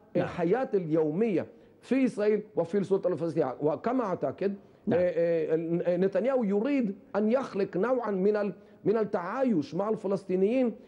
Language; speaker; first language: Arabic; non-native, fluent; Hebrew